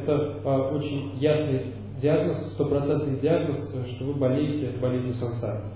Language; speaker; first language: Russian; native; Russian